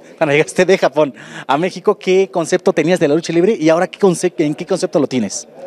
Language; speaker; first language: Spanish; native; Spanish